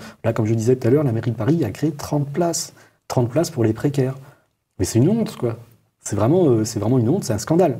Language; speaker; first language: French; native; French